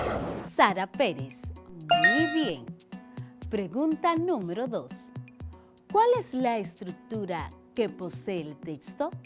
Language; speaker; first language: Spanish; native; Spanish